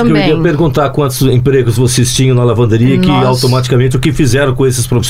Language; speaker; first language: Portuguese; native; Portuguese